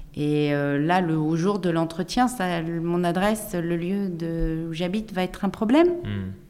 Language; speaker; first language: French; native; French